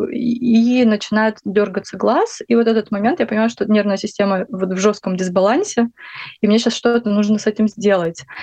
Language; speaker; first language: Russian; native; Russian